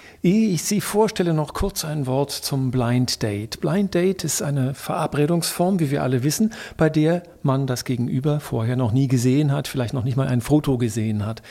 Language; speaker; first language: German; native; German